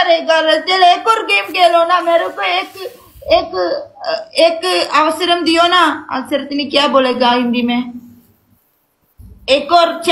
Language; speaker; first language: Hindi; non-native, learner; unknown